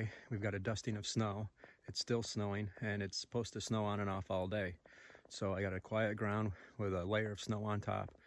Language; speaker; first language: English; native; English